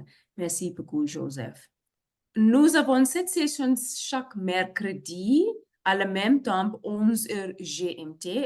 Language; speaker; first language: French; non-native, fluent; English